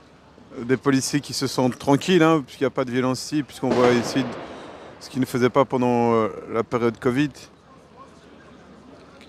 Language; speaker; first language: French; native; French